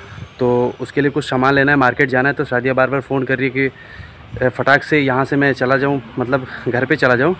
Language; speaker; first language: Hindi; native; Hindi